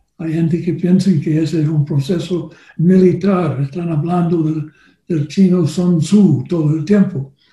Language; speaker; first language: Spanish; non-native, learner; English